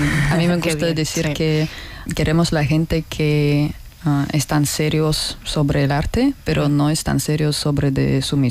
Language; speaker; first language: Spanish; non-native, learner; Russian